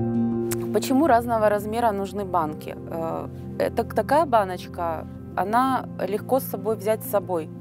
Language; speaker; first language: Russian; native; Russian